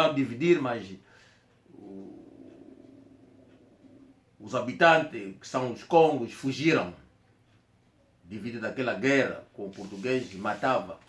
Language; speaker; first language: Portuguese; non-native, local second language; Kongo